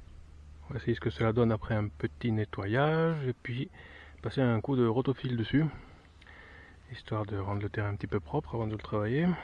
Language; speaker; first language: French; native; French